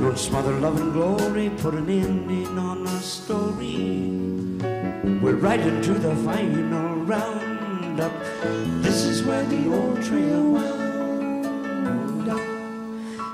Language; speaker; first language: English; native; English